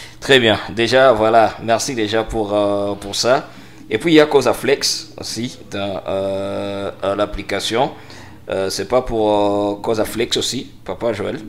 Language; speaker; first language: French; non-native, local second language; Swahili